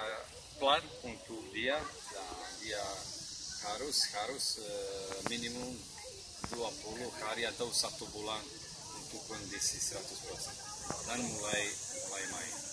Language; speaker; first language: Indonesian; non-native, learner; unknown